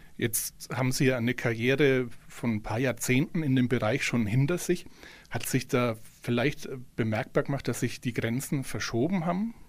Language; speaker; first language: German; native; German